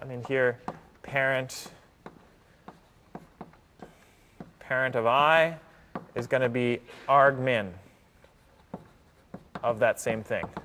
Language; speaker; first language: English; native; English